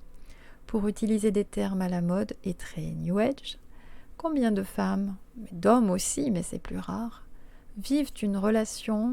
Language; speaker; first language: French; native; French